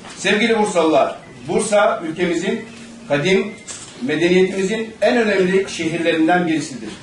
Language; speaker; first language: Turkish; native; Turkish